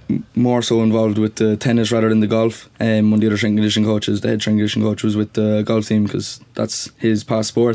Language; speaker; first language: English; native; English